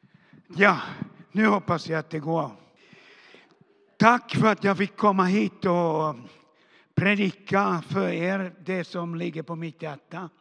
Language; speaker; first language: Swedish; non-native, fluent; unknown